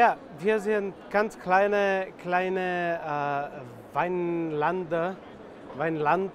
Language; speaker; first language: German; non-native, fluent; Czech